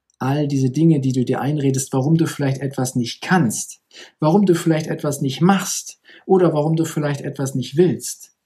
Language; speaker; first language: German; native; German